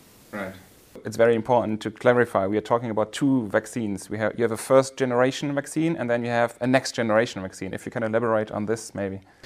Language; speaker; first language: English; non-native, fluent; German